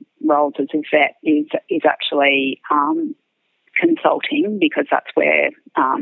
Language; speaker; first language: English; native; English